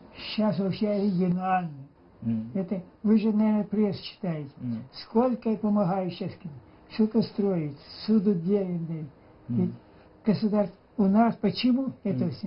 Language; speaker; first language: Russian; native; Russian